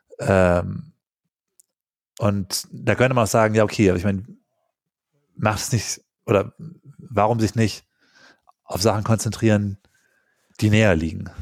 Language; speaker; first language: German; native; German